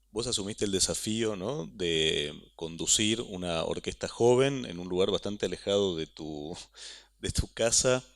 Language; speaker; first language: Spanish; native; Spanish